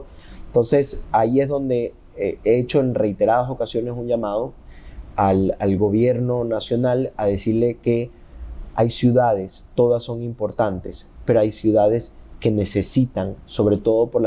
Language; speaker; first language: Spanish; native; Spanish